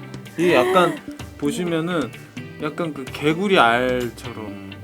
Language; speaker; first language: Korean; native; Korean